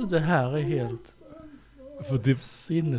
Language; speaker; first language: Swedish; native; Swedish